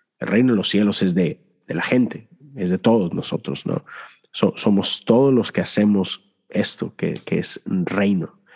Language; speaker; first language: Spanish; native; Spanish